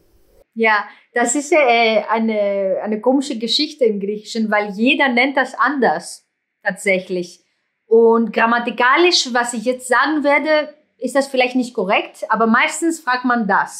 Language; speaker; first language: German; non-native, fluent; Greek